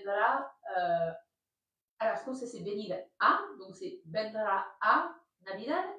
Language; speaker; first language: French; native; French